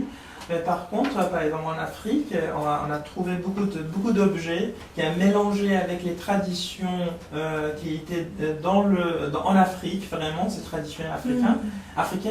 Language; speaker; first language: French; non-native, learner; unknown